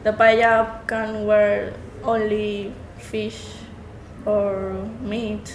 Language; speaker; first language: English; non-native, learner; Spanish